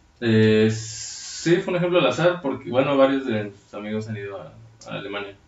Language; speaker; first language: Spanish; native; Spanish